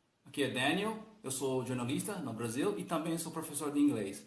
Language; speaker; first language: Portuguese; non-native, learner; English